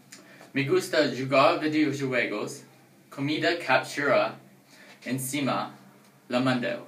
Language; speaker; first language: Spanish; non-native, learner; English